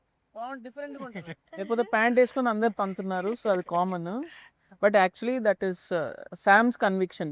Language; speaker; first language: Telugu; native; Telugu